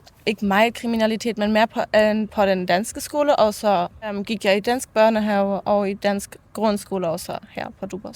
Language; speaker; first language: Danish; non-native, local second language; German